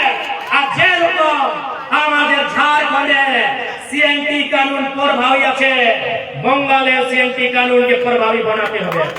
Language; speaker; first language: Bangla; non-native, local second language; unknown